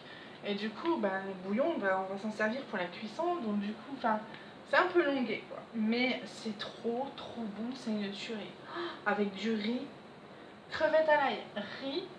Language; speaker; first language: French; native; French